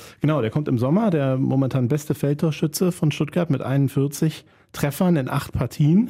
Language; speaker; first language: German; native; German